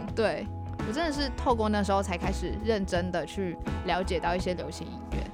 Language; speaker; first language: Chinese; native; Chinese